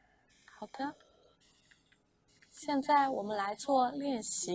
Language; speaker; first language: Chinese; non-native, fluent; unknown